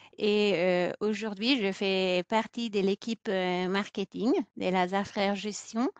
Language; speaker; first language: French; non-native, fluent; German